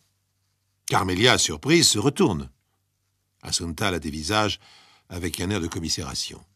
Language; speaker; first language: French; native; French